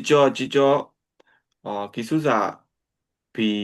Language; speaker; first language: Korean; non-native, learner; Burmese